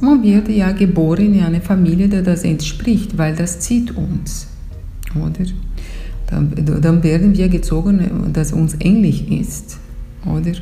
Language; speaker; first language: German; non-native, fluent; Portuguese